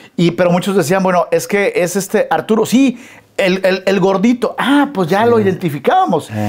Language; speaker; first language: Spanish; native; Spanish